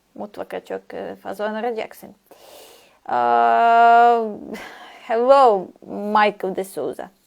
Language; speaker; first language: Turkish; non-native, learner; Serbian